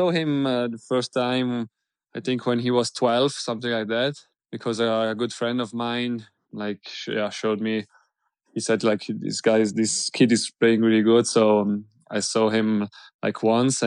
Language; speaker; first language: English; non-native, fluent; German